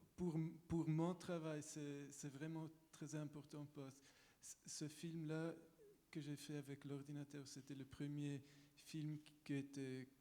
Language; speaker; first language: French; non-native, local second language; German